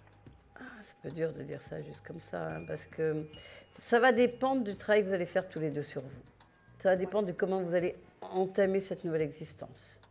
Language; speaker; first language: French; native; French